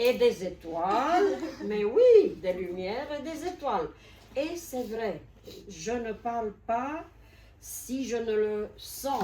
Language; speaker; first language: French; non-native, fluent; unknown